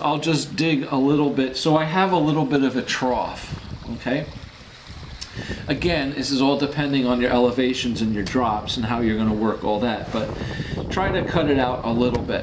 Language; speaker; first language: English; native; English